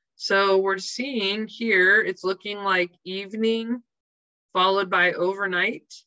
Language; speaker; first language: English; native; English